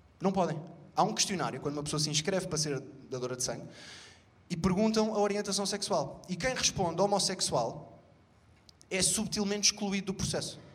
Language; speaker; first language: Portuguese; native; Portuguese